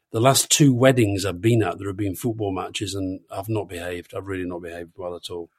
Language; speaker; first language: English; native; English